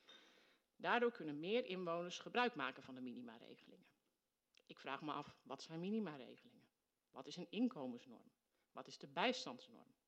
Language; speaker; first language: Dutch; native; Dutch